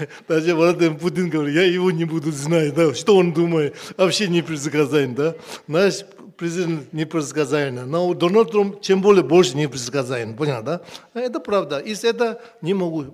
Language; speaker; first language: Russian; non-native, learner; Tibetan